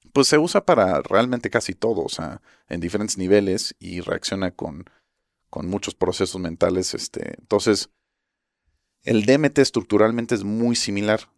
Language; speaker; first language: Spanish; early bilingual, heritage; Spanish